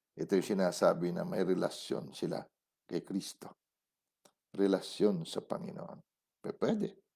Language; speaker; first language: Filipino; non-native, local second language; Cebuano